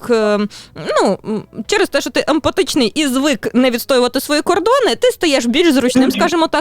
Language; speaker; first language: Ukrainian; native; Ukrainian